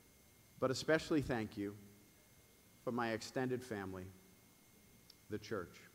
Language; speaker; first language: English; native; English